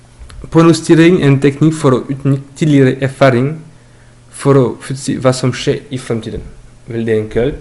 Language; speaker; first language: Norwegian; non-native, learner; French